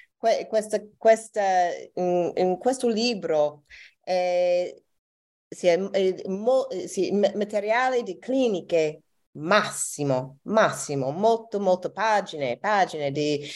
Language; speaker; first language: Italian; non-native, learner; English